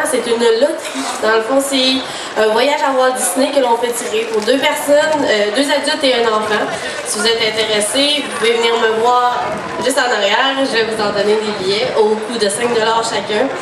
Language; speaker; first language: French; native; French